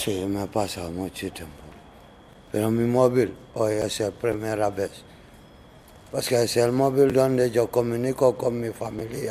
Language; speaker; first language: Spanish; non-native, learner; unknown